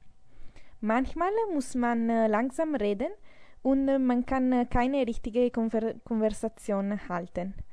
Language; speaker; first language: German; non-native, learner; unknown